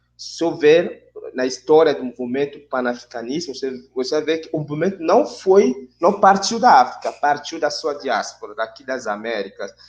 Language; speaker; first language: Portuguese; non-native, fluent; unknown